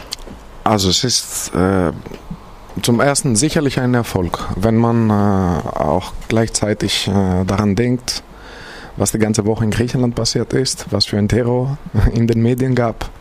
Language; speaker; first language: German; non-native, fluent; Greek